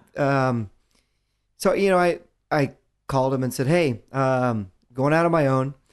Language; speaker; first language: English; native; English